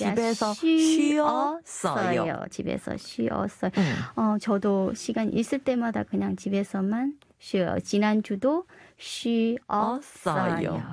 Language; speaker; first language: Korean; non-native, fluent; Chinese